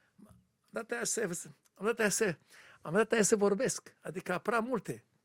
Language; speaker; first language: Romanian; non-native, learner; Hebrew